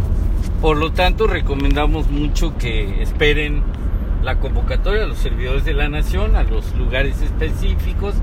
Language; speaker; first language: Spanish; native; Spanish